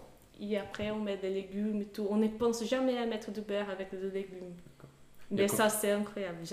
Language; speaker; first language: French; non-native, fluent; Portuguese